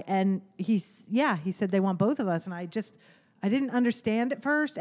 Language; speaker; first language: English; native; English